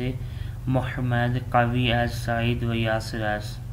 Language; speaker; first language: Persian; non-native, fluent; Urdu